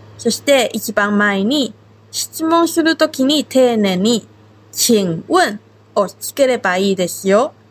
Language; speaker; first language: Japanese; non-native, fluent; Chinese